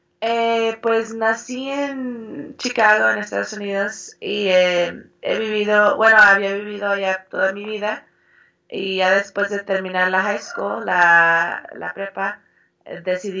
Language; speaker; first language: Spanish; early bilingual, heritage; Spanish